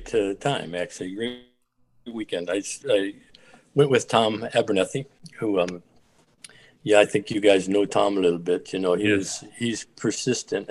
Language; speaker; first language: English; native; English